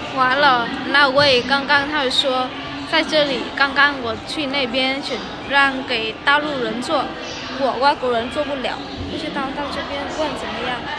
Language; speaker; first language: Chinese; non-native, fluent; Vietnamese